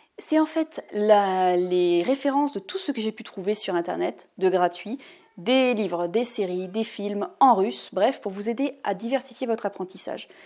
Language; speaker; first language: French; native; French